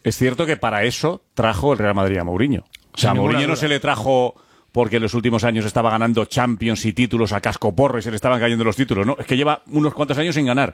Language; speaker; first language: Spanish; native; Spanish